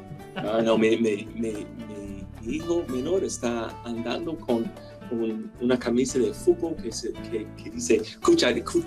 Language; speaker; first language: Spanish; non-native, fluent; English